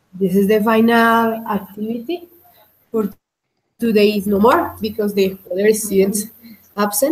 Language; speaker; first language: English; non-native, learner; Spanish